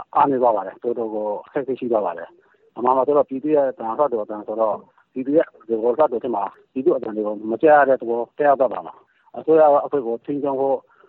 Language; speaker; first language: Burmese; native; Burmese